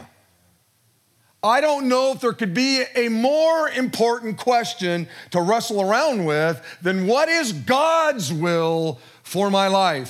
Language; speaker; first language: English; native; English